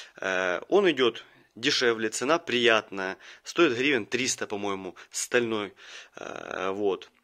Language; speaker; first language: Russian; native; Russian